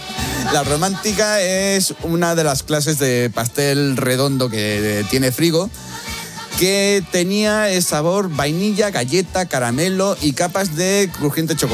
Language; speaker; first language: Spanish; native; Spanish